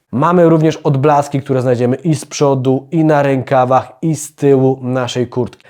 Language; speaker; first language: Polish; native; Polish